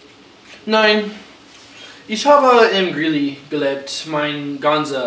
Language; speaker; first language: German; non-native, learner; English